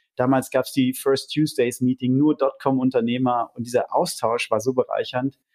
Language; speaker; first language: German; native; German